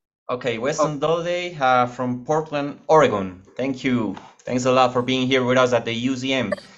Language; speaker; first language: English; non-native, fluent; Spanish